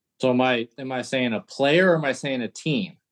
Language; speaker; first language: English; native; English